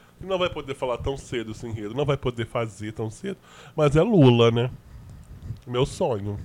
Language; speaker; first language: Portuguese; native; Portuguese